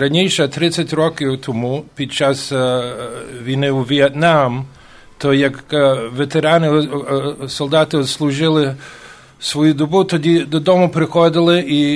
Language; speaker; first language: Ukrainian; early bilingual, heritage; Ukrainian